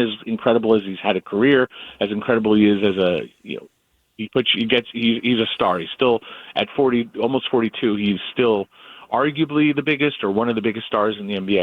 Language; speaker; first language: English; native; English